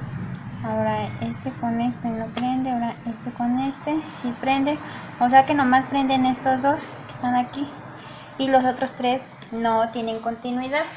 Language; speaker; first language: Spanish; native; Spanish